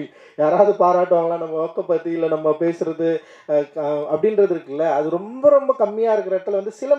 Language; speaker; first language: Tamil; native; Tamil